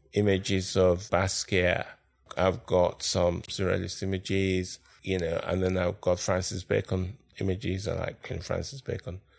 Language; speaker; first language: English; non-native, local second language; Yoruba